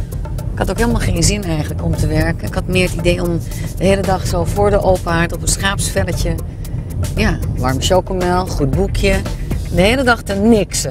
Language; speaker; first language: Dutch; native; Dutch